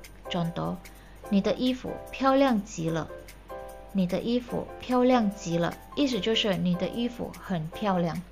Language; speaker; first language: Chinese; non-native, fluent; Indonesian